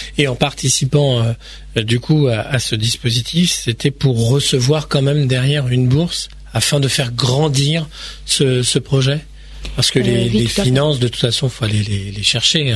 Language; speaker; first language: French; native; French